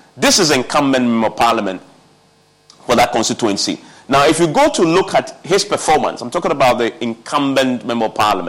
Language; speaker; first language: English; non-native, local second language; Akan